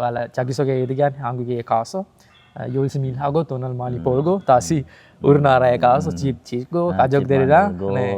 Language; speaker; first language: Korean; non-native, fluent; Sinhala